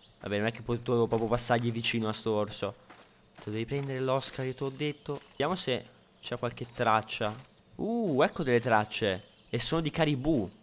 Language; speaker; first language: Italian; native; Italian